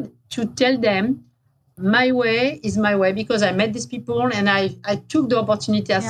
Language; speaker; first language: English; non-native, fluent; French